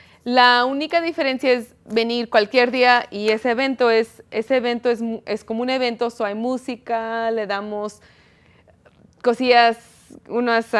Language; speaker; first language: Spanish; early bilingual, heritage; Spanish